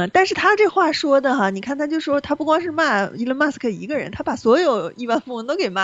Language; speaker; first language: Chinese; native; Chinese